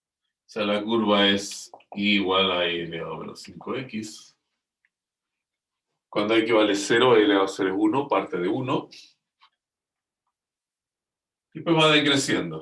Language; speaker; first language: Spanish; native; Spanish